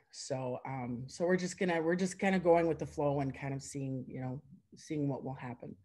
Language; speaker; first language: English; native; English